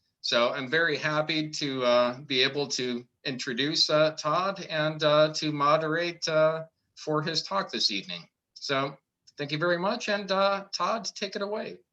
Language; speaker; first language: English; native; English